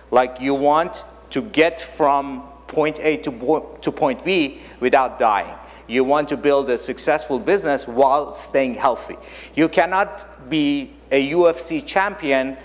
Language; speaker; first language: English; non-native, fluent; German